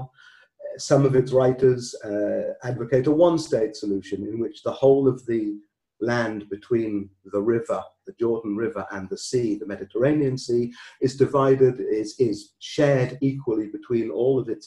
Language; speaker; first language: English; native; English